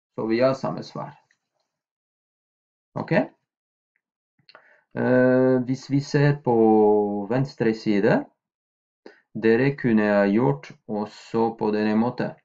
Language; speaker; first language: Norwegian; non-native, fluent; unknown